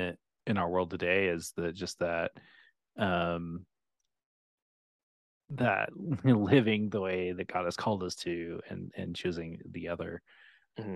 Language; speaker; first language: English; native; English